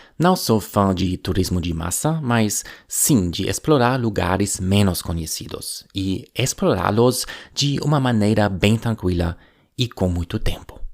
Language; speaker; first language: Portuguese; non-native, fluent; German